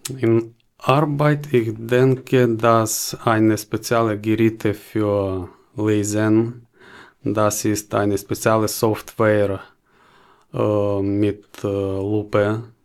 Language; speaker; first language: German; non-native, learner; Ukrainian